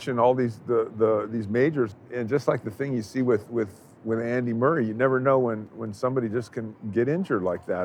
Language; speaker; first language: English; native; English